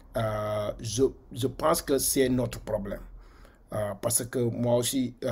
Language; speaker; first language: French; non-native, local second language; Wolof